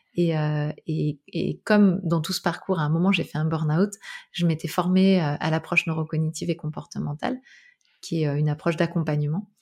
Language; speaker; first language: French; native; French